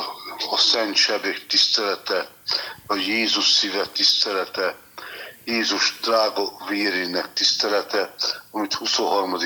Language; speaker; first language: Hungarian; native; Hungarian